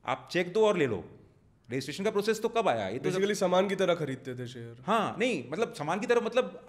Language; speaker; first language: Hindi; non-native, local second language; Marwari